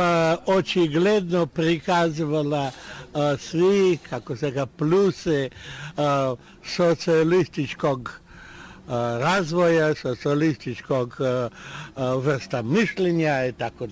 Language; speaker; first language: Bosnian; non-native, learner; Russian